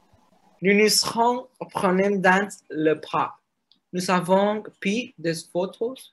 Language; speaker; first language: French; non-native, learner; Spanish